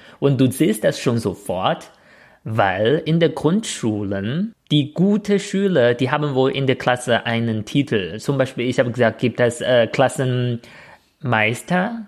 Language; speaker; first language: German; non-native, fluent; Chinese